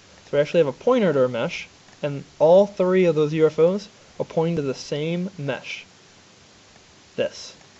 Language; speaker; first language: English; native; English